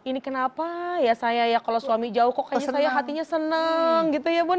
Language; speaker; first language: Indonesian; native; Indonesian